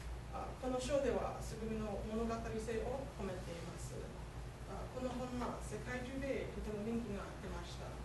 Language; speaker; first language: Japanese; non-native, learner; English